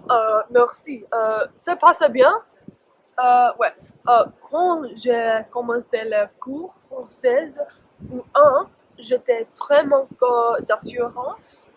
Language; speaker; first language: French; non-native, learner; English